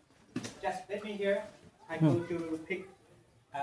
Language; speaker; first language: English; non-native, local second language; Khmer